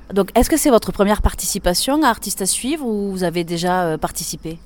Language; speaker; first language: French; native; French